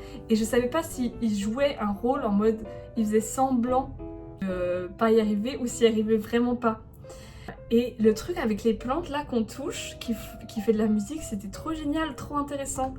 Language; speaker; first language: French; native; French